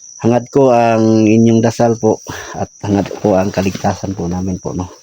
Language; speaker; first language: Filipino; native; Filipino